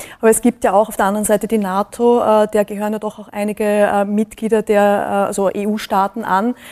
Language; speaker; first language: German; native; German